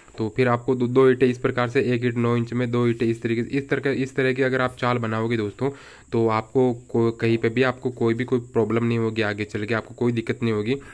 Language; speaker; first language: Hindi; native; Hindi